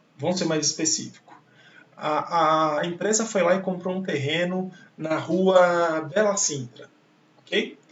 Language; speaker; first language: Portuguese; native; Portuguese